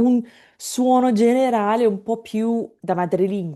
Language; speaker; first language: Italian; non-native, fluent; English